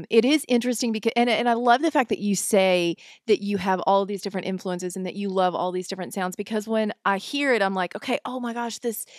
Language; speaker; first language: English; native; English